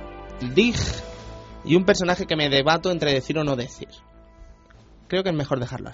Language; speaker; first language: Spanish; native; Spanish